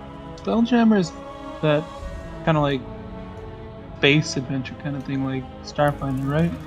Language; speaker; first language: English; native; English